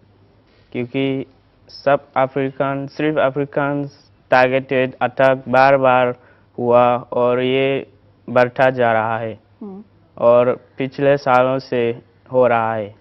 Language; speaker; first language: Hindi; non-native, learner; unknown